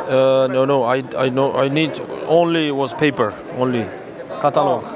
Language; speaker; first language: English; non-native, learner; Uzbek